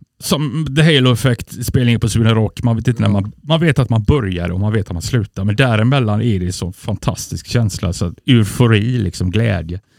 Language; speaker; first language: Swedish; native; Swedish